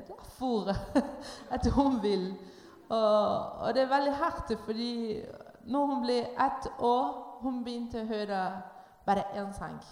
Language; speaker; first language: Norwegian; non-native, learner; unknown